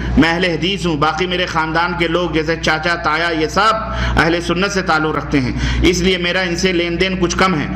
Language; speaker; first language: Urdu; native; Urdu